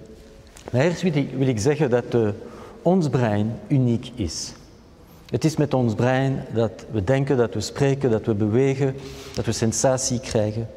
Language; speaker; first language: Dutch; non-native, fluent; French